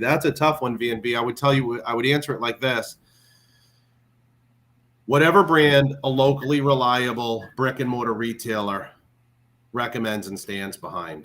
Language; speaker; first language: English; native; English